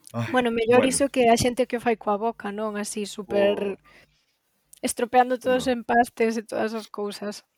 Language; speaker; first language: Galician; native; Galician